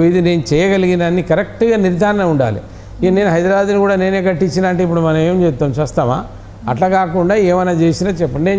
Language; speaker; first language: Telugu; non-native, local second language; Lambadi